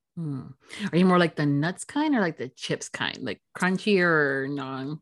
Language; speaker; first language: English; native; English